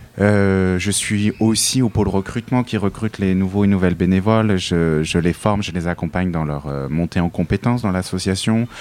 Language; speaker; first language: French; native; French